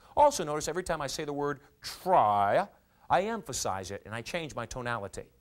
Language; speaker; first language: English; native; English